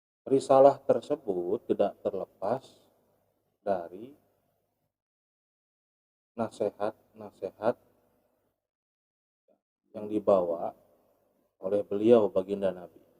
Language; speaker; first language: Indonesian; native; Indonesian